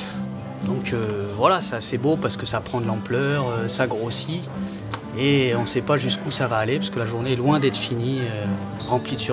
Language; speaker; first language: French; native; French